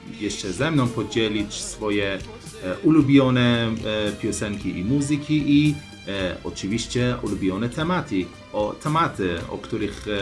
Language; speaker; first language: Polish; non-native, learner; Persian